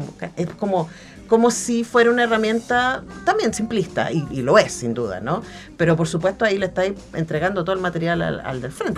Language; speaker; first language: Spanish; native; Spanish